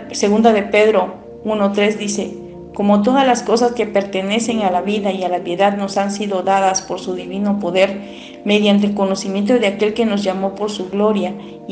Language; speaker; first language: Spanish; native; Spanish